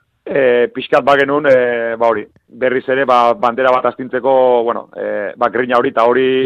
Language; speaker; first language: Basque; native; Basque